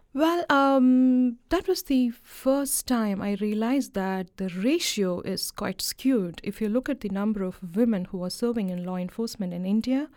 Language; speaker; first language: English; non-native, local second language; Malayalam